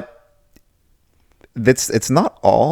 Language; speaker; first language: English; native; English